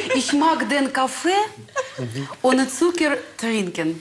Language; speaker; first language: German; non-native, learner; Russian